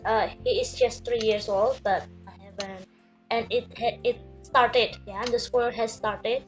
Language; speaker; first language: English; non-native, learner; Indonesian